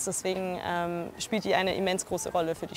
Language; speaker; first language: German; native; German